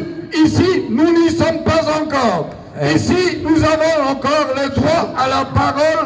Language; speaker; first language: French; non-native, local second language; Luxembourgish